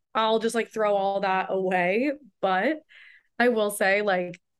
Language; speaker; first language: English; native; English